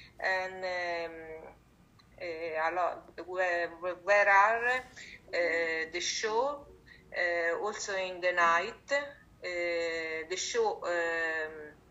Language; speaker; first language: English; non-native, learner; Italian